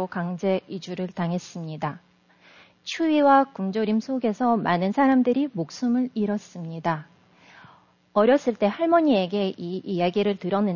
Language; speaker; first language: Korean; non-native, fluent; Russian